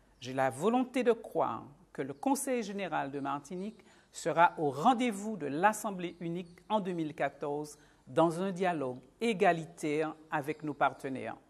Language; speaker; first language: French; native; French